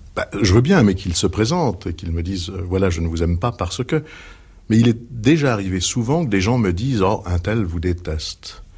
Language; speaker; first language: French; native; French